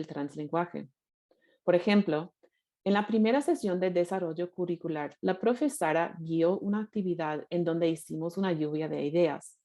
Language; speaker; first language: Spanish; non-native, fluent; English